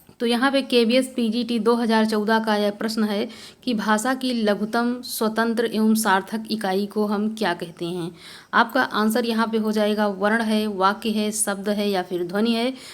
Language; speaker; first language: Hindi; native; Hindi